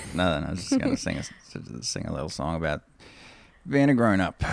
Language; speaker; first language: English; native; English